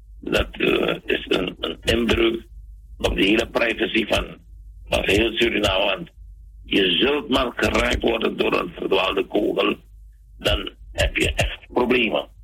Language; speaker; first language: Dutch; native; Dutch